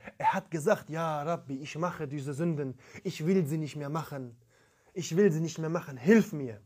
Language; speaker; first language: German; early bilingual, other home language; Turkish